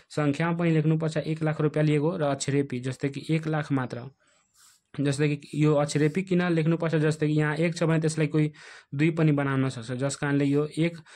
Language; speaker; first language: Nepali; non-native, local second language; Bhojpuri